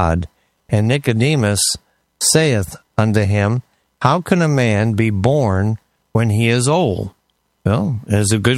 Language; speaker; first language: English; native; English